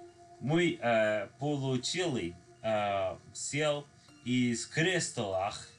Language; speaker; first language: Russian; non-native, learner; English